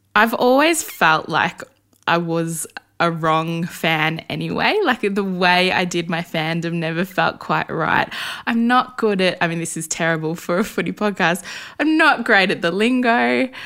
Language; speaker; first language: English; native; English